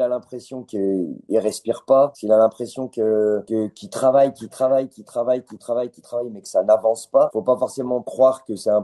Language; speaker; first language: French; native; French